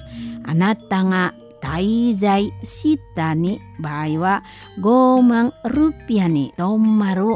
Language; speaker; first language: Japanese; non-native, learner; Indonesian